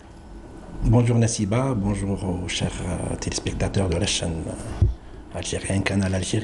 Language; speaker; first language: French; non-native, local second language; Arabic